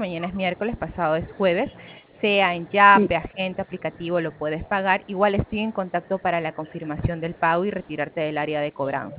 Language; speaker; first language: Spanish; native; Spanish